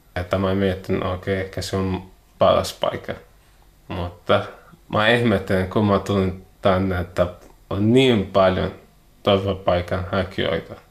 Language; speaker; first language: Finnish; non-native, learner; Arabic